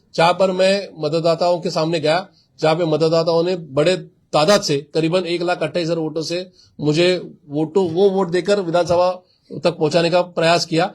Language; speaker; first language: Hindi; non-native, local second language; Marathi